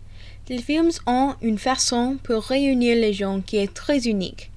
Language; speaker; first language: French; non-native, learner; English